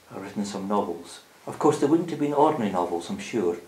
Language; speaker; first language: English; native; English